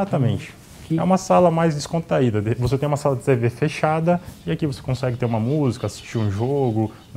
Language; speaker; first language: Portuguese; native; Portuguese